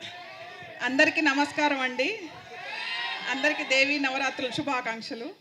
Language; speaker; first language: Telugu; native; Telugu